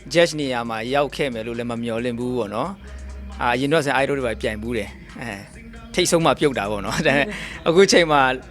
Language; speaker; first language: Burmese; non-native, local second language; Tedim Chin